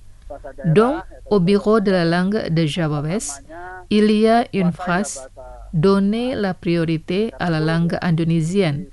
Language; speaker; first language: French; non-native, fluent; Indonesian